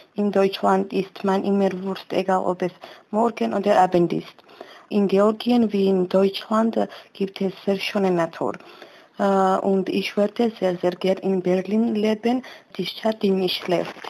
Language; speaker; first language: German; non-native, learner; Georgian